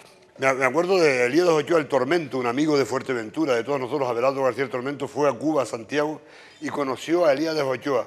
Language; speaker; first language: Spanish; native; Spanish